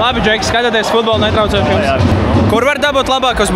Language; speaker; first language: Latvian; native; Latvian